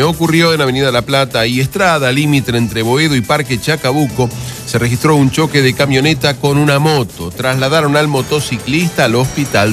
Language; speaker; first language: Spanish; native; Spanish